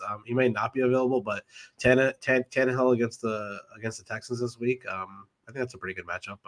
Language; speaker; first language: English; native; English